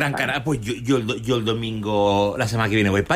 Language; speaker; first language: Spanish; native; Spanish